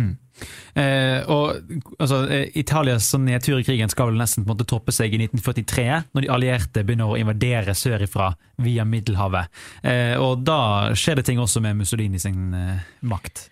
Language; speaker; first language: Norwegian; native; Norwegian